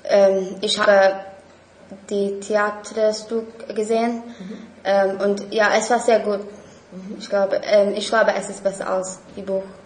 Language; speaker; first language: German; non-native, learner; English